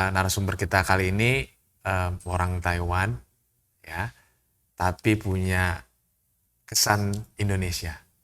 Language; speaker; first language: Indonesian; native; Indonesian